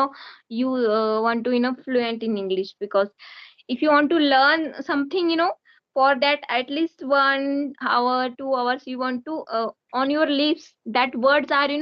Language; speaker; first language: English; non-native, learner; Hindi